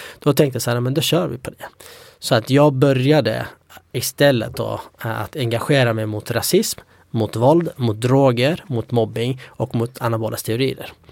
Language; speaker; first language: Swedish; early bilingual, other home language; Kurdish